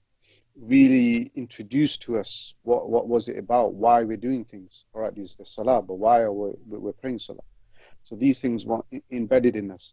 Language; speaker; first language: English; native; English